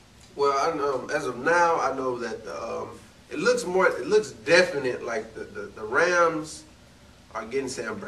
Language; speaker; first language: English; native; English